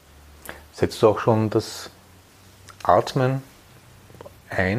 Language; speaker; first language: German; native; German